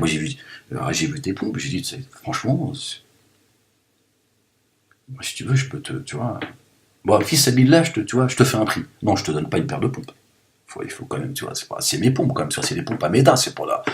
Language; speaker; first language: French; native; French